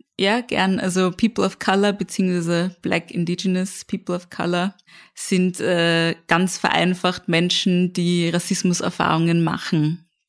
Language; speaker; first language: German; native; German